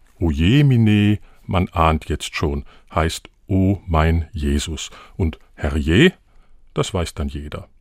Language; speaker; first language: German; native; German